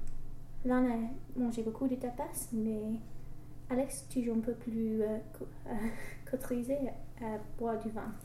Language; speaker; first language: French; non-native, learner; English